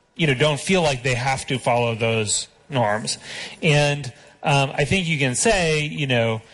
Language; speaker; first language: English; native; English